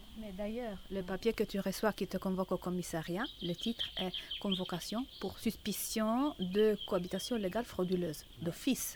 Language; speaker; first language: French; non-native, fluent; Italian